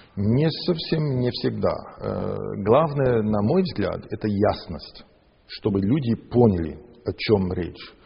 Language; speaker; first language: Russian; non-native, fluent; English